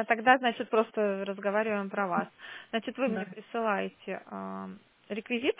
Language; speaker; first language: Russian; native; Russian